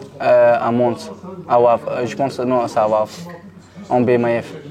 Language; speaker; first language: French; non-native, learner; Persian